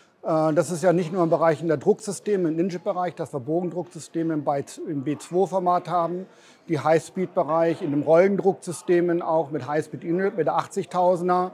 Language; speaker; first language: German; native; German